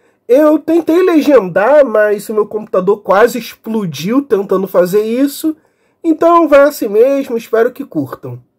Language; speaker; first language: Portuguese; native; Portuguese